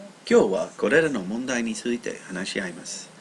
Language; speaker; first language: Japanese; non-native, learner; English